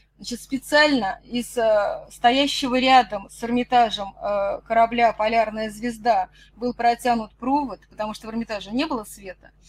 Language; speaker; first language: Russian; native; Russian